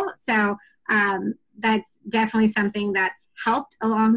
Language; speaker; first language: English; native; English